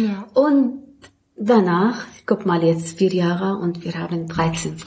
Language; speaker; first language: German; non-native, learner; Arabic